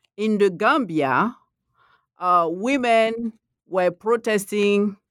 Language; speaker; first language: English; non-native, fluent; Mandingo